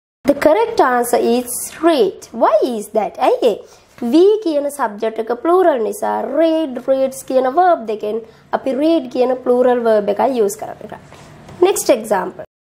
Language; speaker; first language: English; non-native, local second language; Sinhala